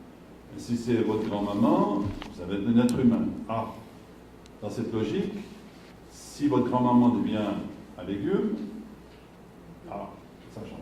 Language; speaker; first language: French; native; French